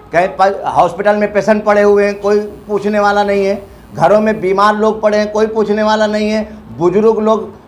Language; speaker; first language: Hindi; non-native, local second language; Urdu